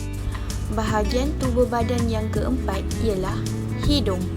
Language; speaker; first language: Malay; native; Malay